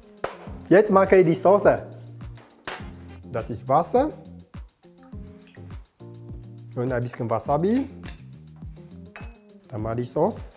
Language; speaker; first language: German; non-native, learner; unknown